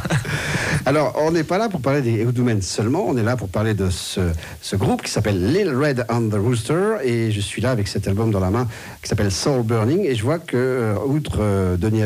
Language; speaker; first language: French; native; French